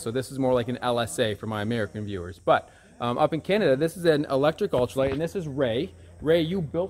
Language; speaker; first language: English; native; English